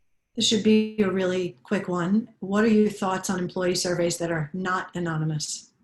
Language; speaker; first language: English; native; English